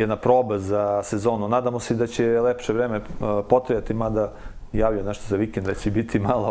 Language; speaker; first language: Serbian; native; Serbian